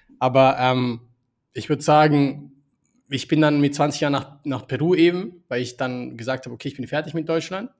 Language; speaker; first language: German; early bilingual, other home language; Spanish